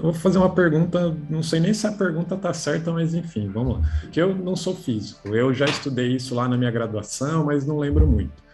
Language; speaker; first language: Portuguese; native; Portuguese